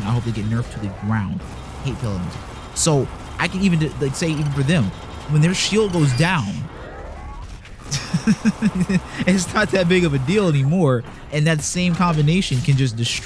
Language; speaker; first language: English; native; English